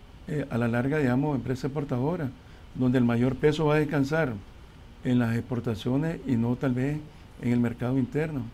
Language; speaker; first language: Spanish; native; Spanish